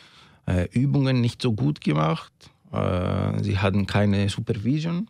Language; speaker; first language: German; non-native, fluent; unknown